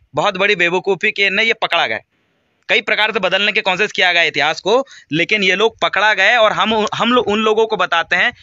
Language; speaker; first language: Hindi; native; Hindi